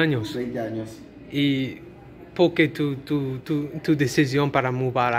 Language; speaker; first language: Spanish; non-native, learner; English